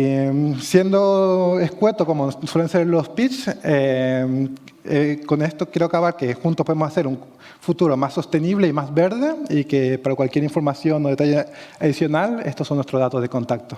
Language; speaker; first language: Spanish; native; Spanish